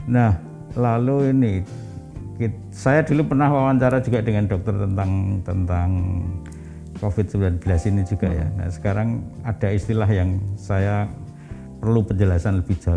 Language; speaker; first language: Indonesian; native; Indonesian